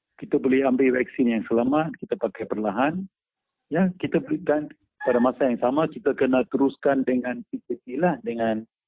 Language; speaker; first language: Malay; non-native, local second language; Tamil